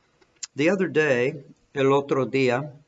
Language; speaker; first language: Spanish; non-native, fluent; English